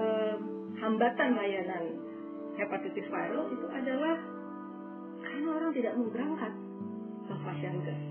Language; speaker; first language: Indonesian; native; Indonesian